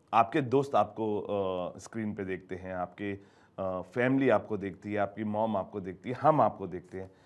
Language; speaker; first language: Hindi; native; Hindi